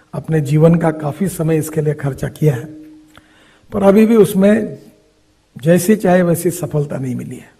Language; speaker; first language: Hindi; non-native, local second language; Marathi